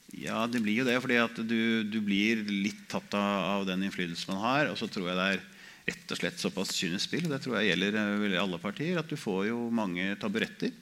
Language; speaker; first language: Norwegian; native; Norwegian